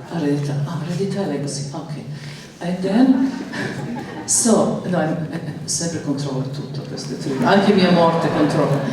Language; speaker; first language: Italian; non-native, learner; Serbian